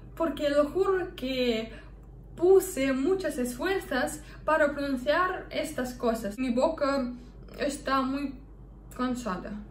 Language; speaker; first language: Spanish; non-native, fluent; Russian